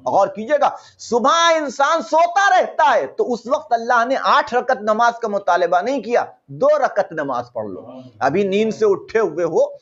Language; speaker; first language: Hindi; native; Hindi